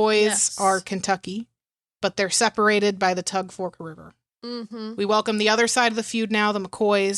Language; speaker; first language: English; native; English